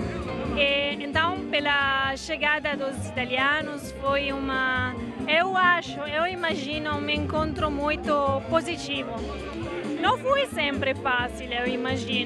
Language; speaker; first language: Portuguese; non-native, fluent; Italian